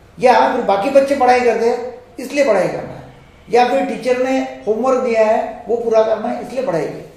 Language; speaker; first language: Hindi; non-native, local second language; Marathi